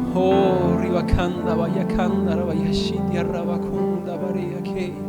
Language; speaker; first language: Spanish; native; Spanish